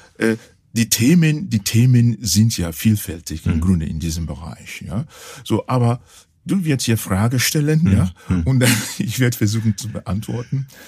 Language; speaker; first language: German; non-native, fluent; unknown